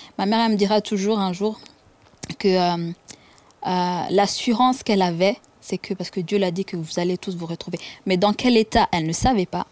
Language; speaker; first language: French; non-native, local second language; Kinyarwanda